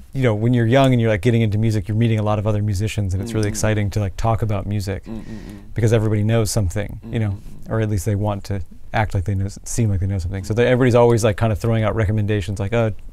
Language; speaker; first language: English; native; English